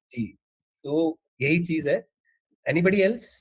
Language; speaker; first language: Hindi; native; Hindi